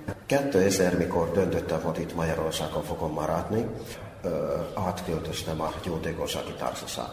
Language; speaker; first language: Hungarian; non-native, fluent; Finnish